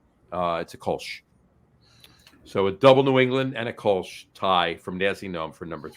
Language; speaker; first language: English; native; English